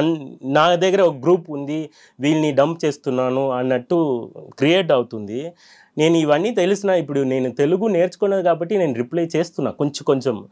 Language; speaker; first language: Telugu; non-native, fluent; Tamil